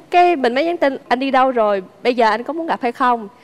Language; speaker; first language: Vietnamese; native; Vietnamese